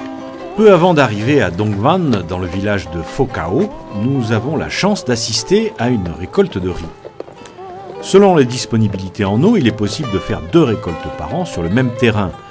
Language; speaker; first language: French; native; French